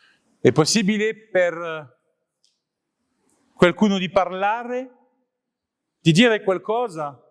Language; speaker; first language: Italian; non-native, learner; French